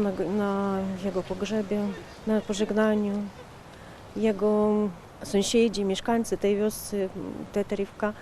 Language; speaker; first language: Polish; non-native, learner; Ukrainian